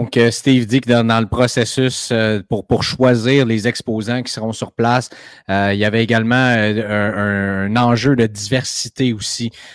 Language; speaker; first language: French; native; French